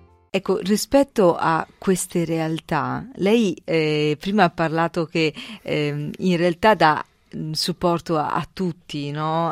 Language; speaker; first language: Italian; native; Italian